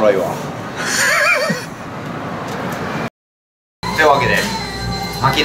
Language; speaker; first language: Japanese; native; Japanese